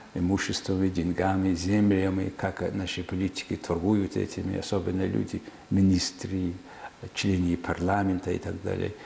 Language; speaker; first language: Russian; non-native, fluent; Mongolian